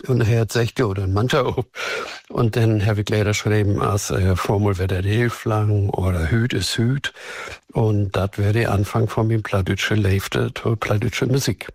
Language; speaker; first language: German; native; German